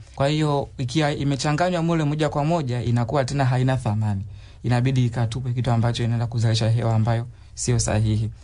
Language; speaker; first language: Swahili; native; Swahili